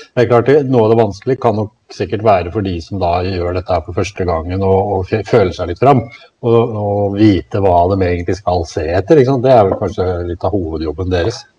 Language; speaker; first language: Norwegian; native; Norwegian